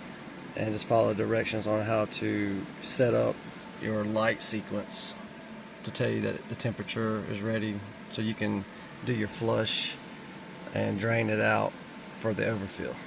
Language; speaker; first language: English; native; English